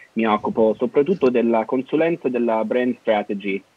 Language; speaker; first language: Italian; non-native, fluent; English